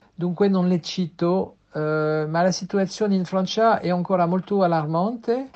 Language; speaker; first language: Italian; non-native, fluent; French